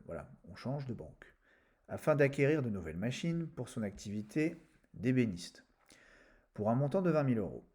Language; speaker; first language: French; native; French